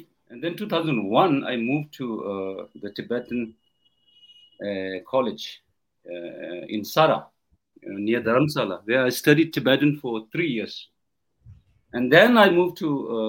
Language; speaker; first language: English; non-native, local second language; Tibetan